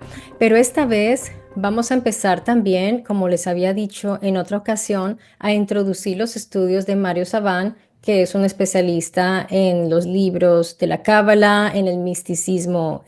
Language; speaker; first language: Spanish; native; Spanish